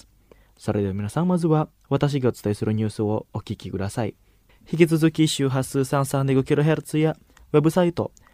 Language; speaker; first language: Japanese; non-native, fluent; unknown